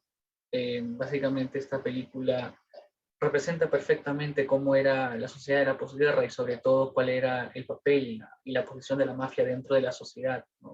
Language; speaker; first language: Spanish; native; Spanish